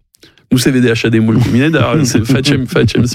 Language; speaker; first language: Romanian; non-native, learner; French